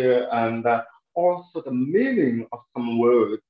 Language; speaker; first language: English; non-native, local second language; French